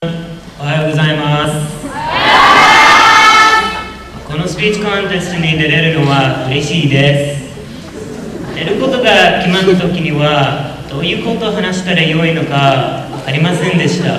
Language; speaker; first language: Japanese; non-native, learner; English